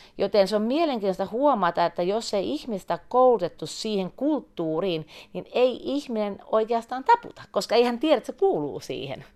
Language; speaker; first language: Finnish; native; Finnish